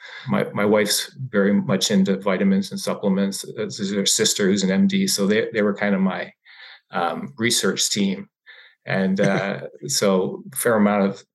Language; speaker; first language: English; native; English